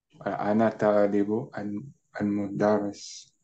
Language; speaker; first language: Arabic; non-native, learner; French